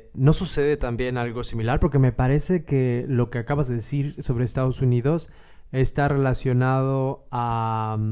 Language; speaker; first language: Spanish; native; Spanish